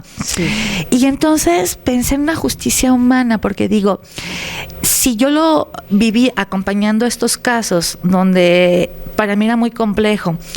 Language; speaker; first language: Spanish; native; Spanish